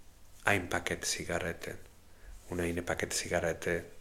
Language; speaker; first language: German; non-native, learner; Spanish